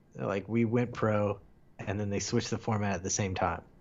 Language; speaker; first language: English; native; English